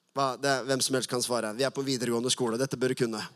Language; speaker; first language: Norwegian; native; Norwegian